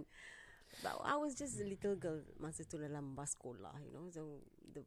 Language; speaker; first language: English; non-native, local second language; Malay